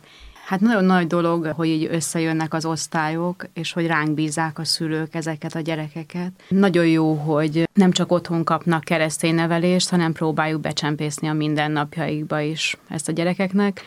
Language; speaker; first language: Hungarian; native; Hungarian